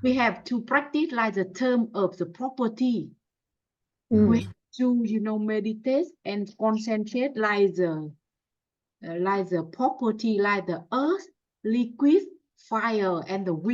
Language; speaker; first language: English; non-native, learner; Vietnamese